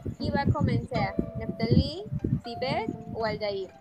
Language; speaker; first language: French; non-native, learner; Spanish